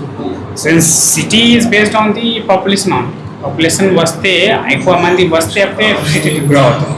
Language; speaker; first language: Telugu; non-native, fluent; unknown